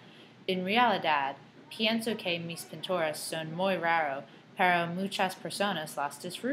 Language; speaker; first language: Spanish; non-native, learner; English